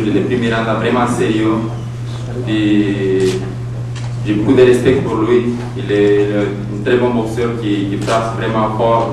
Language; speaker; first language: French; non-native, fluent; Romanian